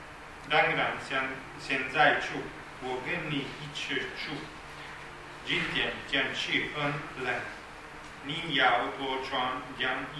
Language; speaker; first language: Chinese; non-native, learner; Italian